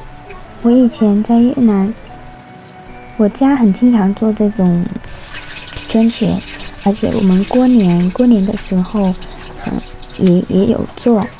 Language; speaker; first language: Chinese; non-native, learner; Vietnamese